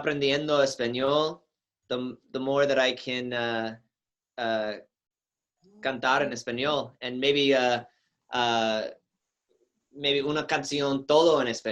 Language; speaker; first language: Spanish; non-native, learner; English